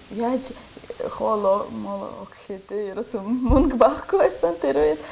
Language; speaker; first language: Mongolian; non-native, fluent; Russian